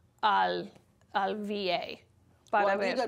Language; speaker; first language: Spanish; non-native, learner; English